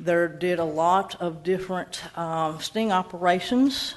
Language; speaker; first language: English; native; English